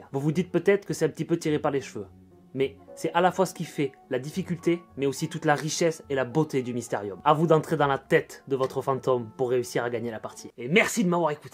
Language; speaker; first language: French; native; French